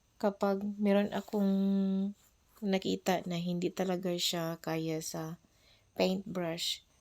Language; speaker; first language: Filipino; non-native, local second language; Cebuano